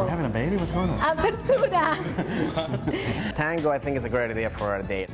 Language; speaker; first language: English; non-native, fluent; Spanish